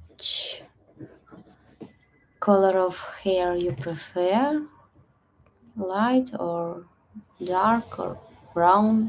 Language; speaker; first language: English; non-native, learner; Russian